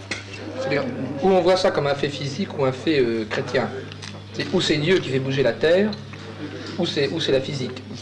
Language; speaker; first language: French; native; French